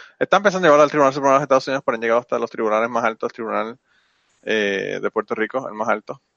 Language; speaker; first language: Spanish; native; Spanish